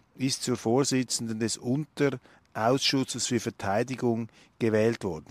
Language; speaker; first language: German; native; German